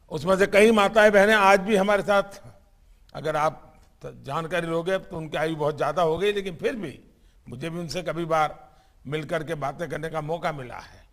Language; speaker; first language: Hindi; non-native, local second language; Gujarati